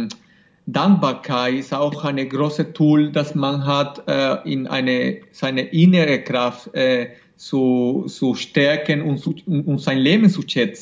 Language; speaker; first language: German; non-native, fluent; Spanish